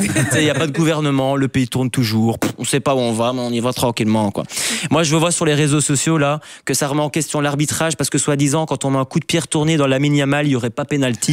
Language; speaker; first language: French; native; French